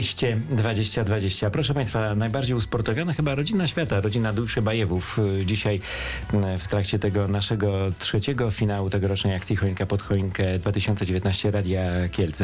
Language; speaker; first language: Polish; native; Polish